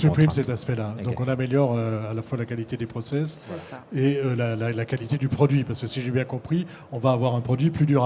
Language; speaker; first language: French; native; French